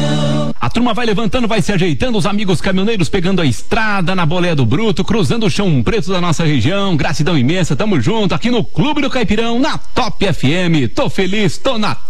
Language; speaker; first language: Portuguese; native; Portuguese